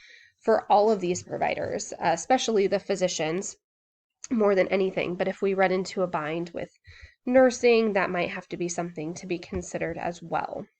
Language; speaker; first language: English; native; English